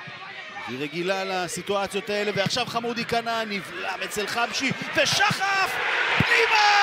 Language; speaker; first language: Hebrew; native; Hebrew